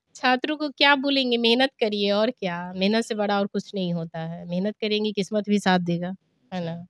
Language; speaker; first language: Hindi; native; Hindi